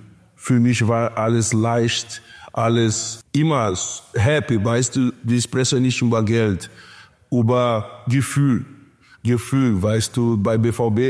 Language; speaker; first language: German; non-native, learner; Portuguese